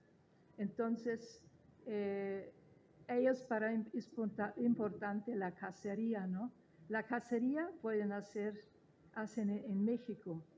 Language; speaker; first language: Spanish; non-native, fluent; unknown